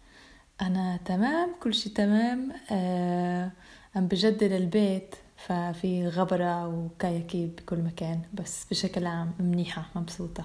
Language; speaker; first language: Arabic; non-native, fluent; English